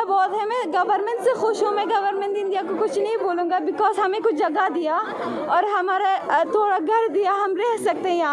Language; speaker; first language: Hindi; non-native, fluent; Persian